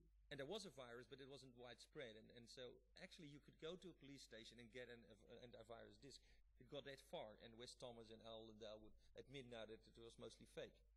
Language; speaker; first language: English; non-native, fluent; Dutch